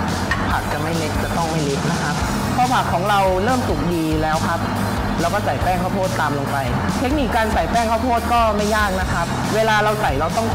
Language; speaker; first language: Thai; native; Thai